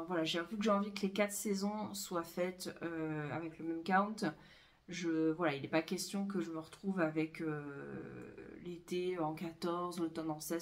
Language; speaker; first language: French; native; French